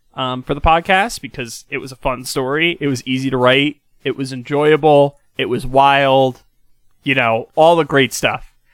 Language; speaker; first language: English; native; English